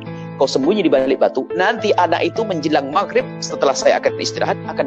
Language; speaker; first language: Indonesian; native; Indonesian